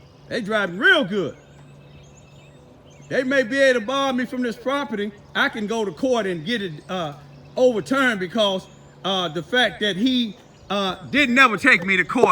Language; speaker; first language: English; native; English